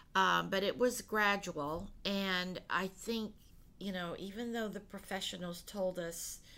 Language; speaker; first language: English; native; English